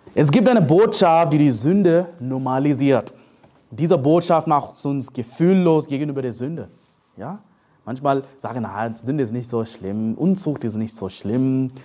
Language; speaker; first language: German; non-native, fluent; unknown